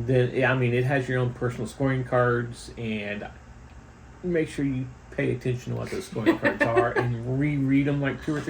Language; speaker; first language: English; native; English